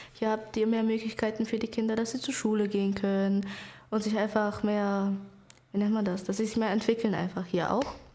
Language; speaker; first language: German; early bilingual, other home language; Bulgarian